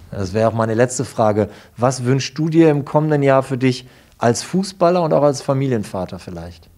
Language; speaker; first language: German; native; German